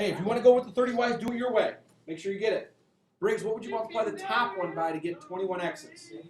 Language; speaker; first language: English; native; English